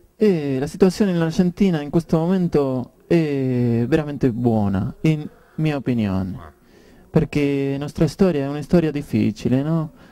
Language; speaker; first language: Italian; non-native, learner; Spanish